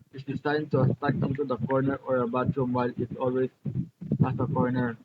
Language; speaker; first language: English; non-native, local second language; Filipino